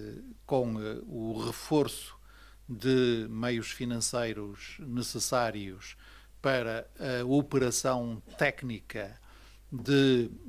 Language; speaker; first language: Portuguese; native; Portuguese